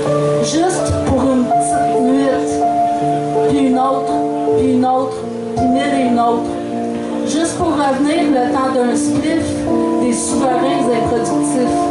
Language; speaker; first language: French; native; French